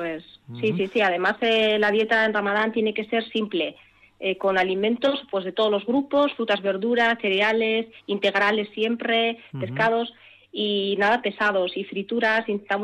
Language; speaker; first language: Spanish; early bilingual, other home language; Arabic